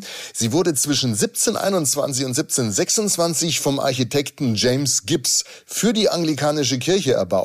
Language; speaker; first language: German; native; German